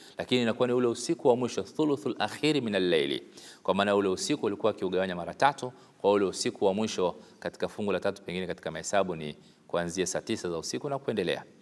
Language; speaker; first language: Swahili; native; Swahili